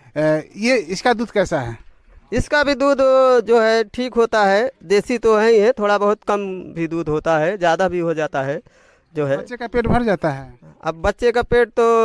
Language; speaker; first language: Hindi; native; Hindi